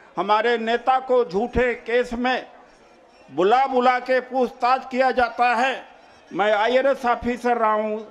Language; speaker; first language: Hindi; native; Hindi